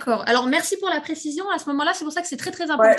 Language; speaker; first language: French; native; French